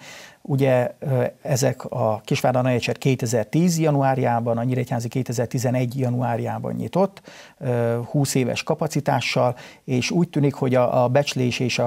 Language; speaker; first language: Hungarian; native; Hungarian